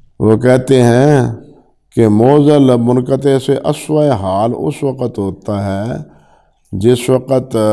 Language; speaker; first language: Urdu; non-native, local second language; Punjabi